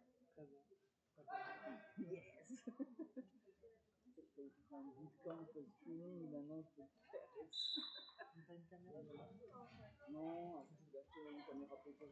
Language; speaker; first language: French; native; French